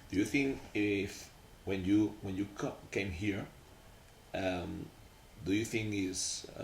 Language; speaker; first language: English; non-native, learner; Spanish